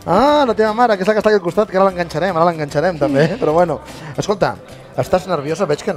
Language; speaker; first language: Catalan; native; Catalan